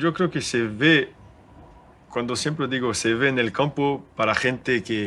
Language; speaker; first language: Spanish; non-native, learner; French